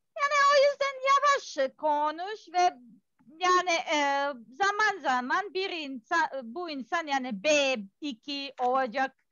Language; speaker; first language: Turkish; non-native, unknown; Serbian